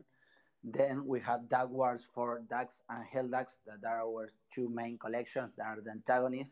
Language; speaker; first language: English; non-native, fluent; Spanish